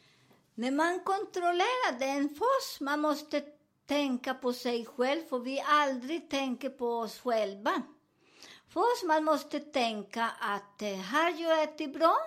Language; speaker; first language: Swedish; non-native, fluent; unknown